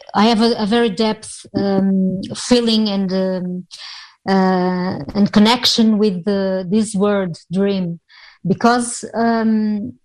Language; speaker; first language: English; non-native, fluent; Portuguese